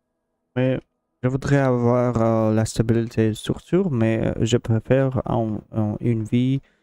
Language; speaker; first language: French; non-native, learner; Russian